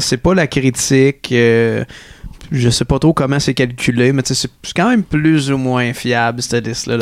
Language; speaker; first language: French; native; French